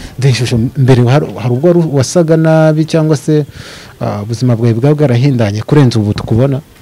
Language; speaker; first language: Kinyarwanda; native; Kinyarwanda